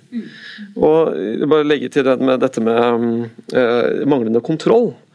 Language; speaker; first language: Norwegian; native; Norwegian